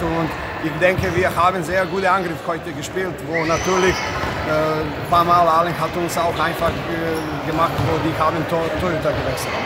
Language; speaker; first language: German; non-native, fluent; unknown